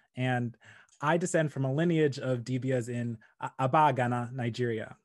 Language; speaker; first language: English; native; English